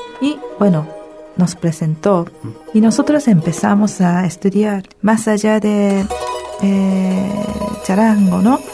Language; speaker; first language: Spanish; early bilingual, other home language; Japanese